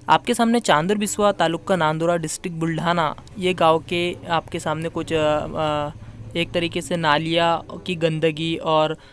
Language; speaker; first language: Hindi; non-native, local second language; Urdu